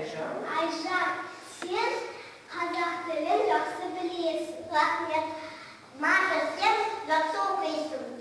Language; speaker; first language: Kazakh; non-native, local second language; Russian